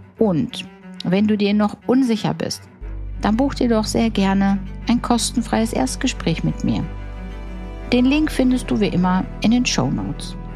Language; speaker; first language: German; native; German